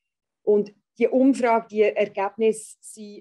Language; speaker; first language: German; native; German